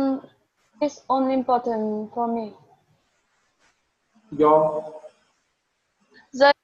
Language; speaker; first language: English; non-native, learner; Vietnamese